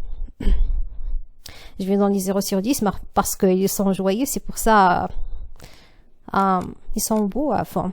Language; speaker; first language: French; non-native, learner; Arabic